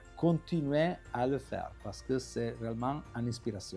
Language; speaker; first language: French; non-native, fluent; Italian